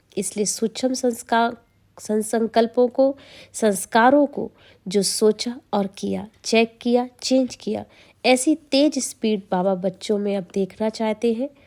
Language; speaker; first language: Hindi; native; Hindi